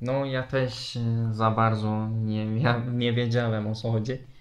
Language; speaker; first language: Polish; non-native, learner; Turkish